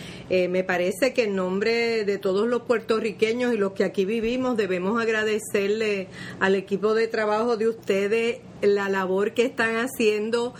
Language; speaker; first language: Spanish; native; Spanish